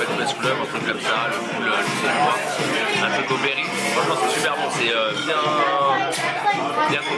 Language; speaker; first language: French; native; French